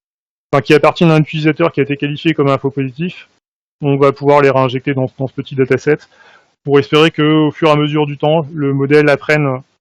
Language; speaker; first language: French; native; French